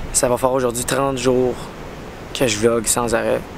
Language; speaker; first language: French; native; French